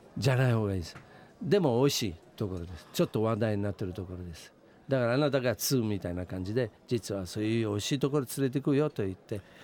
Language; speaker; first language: Japanese; non-native, fluent; Italian